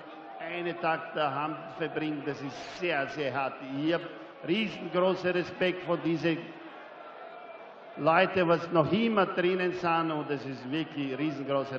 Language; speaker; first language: German; non-native, fluent; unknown